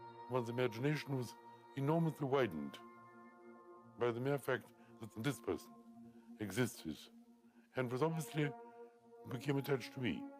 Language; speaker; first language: English; early bilingual, other home language; Russian